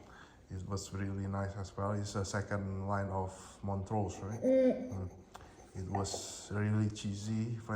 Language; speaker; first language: English; non-native, fluent; Indonesian